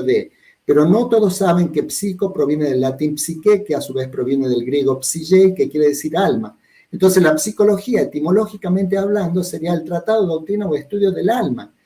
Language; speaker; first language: Spanish; native; Spanish